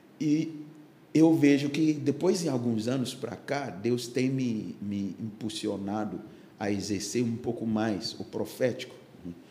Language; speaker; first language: Portuguese; non-native, fluent; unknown